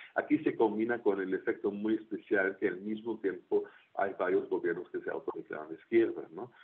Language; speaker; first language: Spanish; non-native, fluent; German